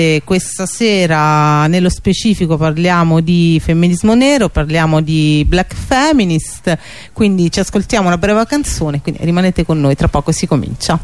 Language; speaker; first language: Italian; native; Italian